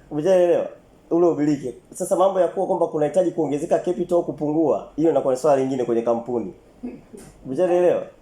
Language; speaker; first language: Swahili; native; Swahili